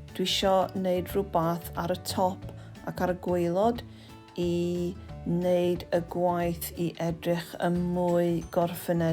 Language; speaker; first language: Welsh; non-native, learner; English